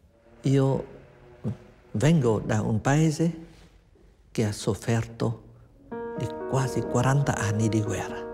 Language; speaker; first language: Italian; non-native, fluent; Vietnamese